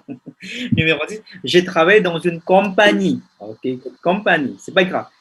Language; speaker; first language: French; non-native, fluent; Indonesian